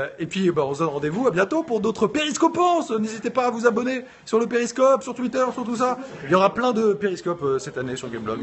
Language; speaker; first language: French; native; French